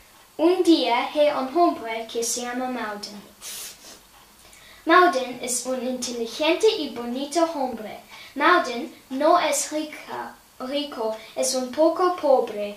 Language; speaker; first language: Spanish; non-native, learner; English